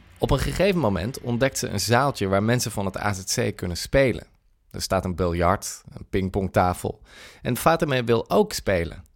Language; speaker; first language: Dutch; native; Dutch